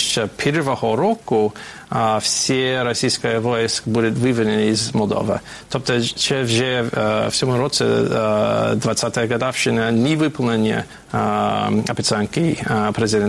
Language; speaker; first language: Ukrainian; non-native, fluent; English